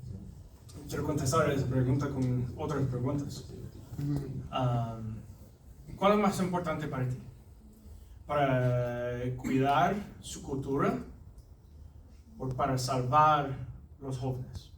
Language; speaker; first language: Spanish; non-native, learner; English